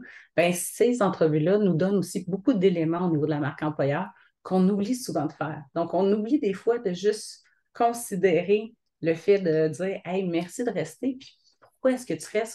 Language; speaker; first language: French; native; French